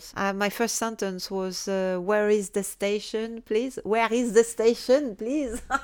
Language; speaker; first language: English; non-native, fluent; French